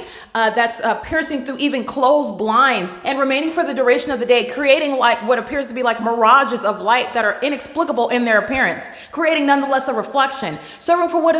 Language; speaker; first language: English; native; English